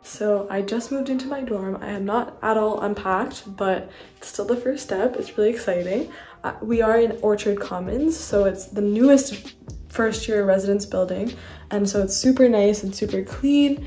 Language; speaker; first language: English; native; English